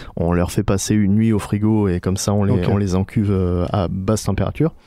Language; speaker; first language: French; native; French